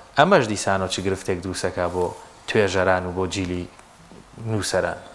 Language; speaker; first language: Central Kurdish; non-native, local second language; Gurani